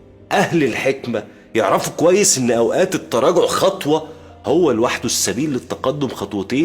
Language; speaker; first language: Arabic; native; Arabic